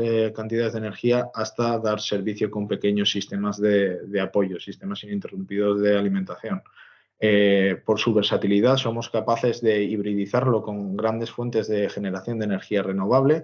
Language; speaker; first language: Spanish; native; Spanish